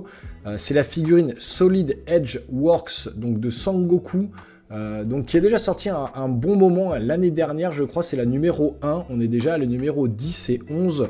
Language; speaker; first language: French; native; French